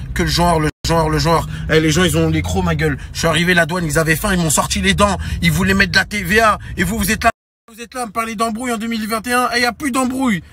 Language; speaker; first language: French; native; French